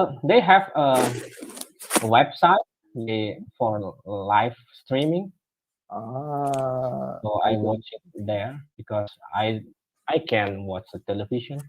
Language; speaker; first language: English; non-native, learner; Indonesian